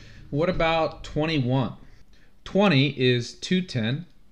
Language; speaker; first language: English; native; English